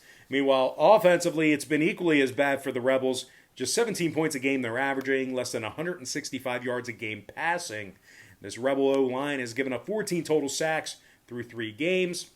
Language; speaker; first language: English; native; English